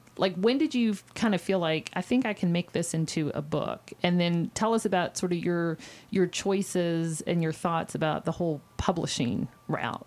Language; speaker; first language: English; native; English